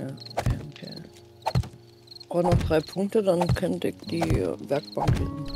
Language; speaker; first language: German; native; German